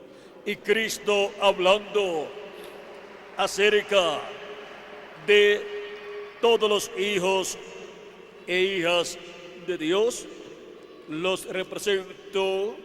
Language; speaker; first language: Spanish; native; Spanish